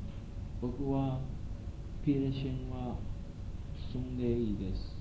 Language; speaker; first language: Japanese; non-native, learner; English